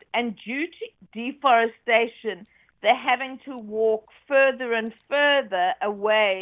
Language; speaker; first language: English; native; English